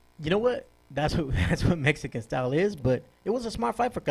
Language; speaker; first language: English; native; English